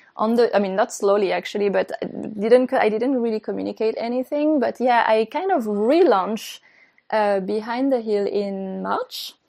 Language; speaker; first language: English; non-native, fluent; French